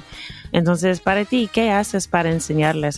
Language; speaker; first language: Spanish; non-native, fluent; English